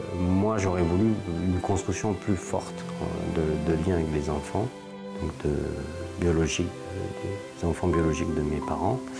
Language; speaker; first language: French; native; French